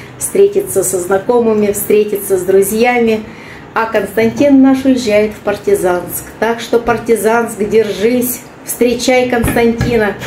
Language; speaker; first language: Russian; native; Russian